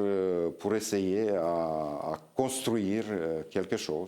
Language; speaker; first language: French; non-native, fluent; Romanian